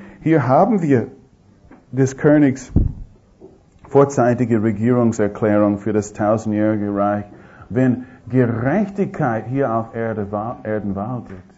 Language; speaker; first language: German; non-native, fluent; English